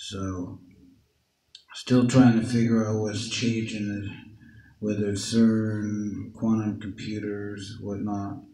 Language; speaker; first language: English; native; English